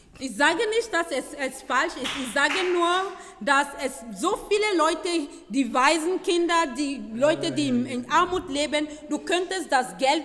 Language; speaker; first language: German; non-native, fluent; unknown